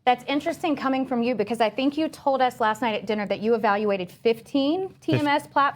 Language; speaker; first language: English; native; English